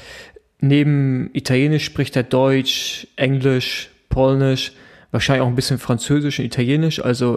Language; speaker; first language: German; native; German